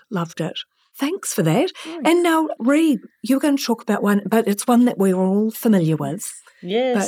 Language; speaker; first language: English; native; English